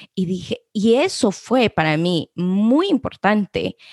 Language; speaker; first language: Spanish; native; Spanish